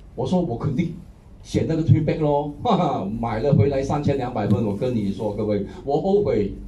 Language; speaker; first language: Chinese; non-native, local second language; Hakka Chinese